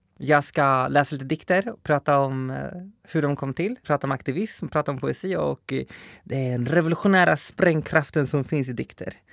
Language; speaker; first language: Swedish; early bilingual, other home language; Spanish